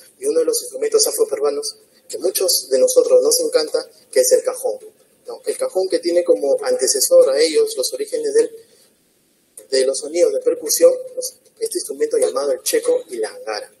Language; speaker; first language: Spanish; native; Spanish